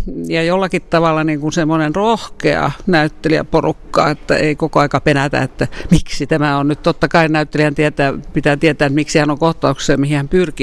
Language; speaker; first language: Finnish; native; Finnish